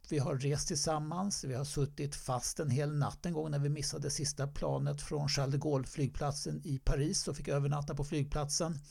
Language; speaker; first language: Swedish; native; Swedish